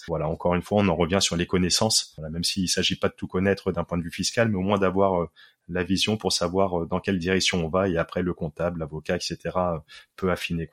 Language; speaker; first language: French; native; French